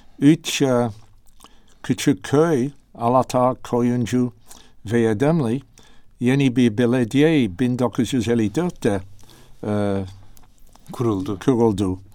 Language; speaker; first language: Turkish; non-native, learner; English